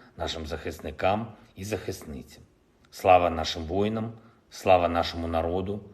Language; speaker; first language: Ukrainian; non-native, local second language; Russian